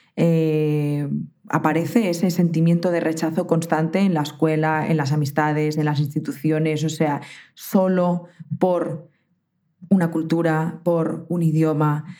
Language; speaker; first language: Spanish; native; Spanish